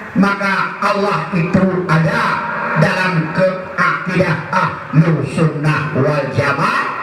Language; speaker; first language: Malay; non-native, local second language; Achinese